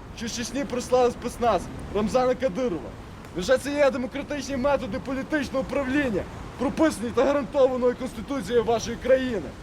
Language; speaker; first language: Ukrainian; native; Ukrainian